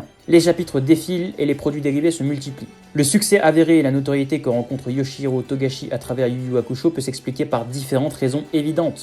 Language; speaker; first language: French; native; French